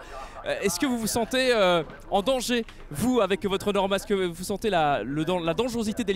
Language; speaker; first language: French; native; French